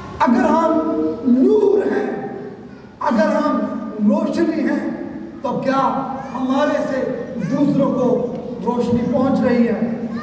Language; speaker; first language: Urdu; non-native, local second language; Punjabi